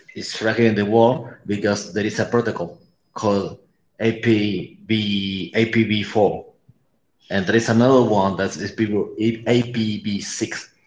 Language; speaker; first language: English; non-native, learner; Spanish